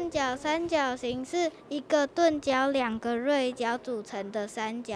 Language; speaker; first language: Chinese; native; Chinese